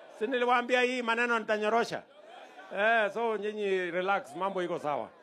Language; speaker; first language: Swahili; non-native, local second language; Kalenjin